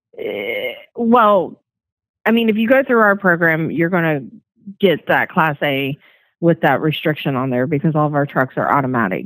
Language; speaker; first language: English; native; English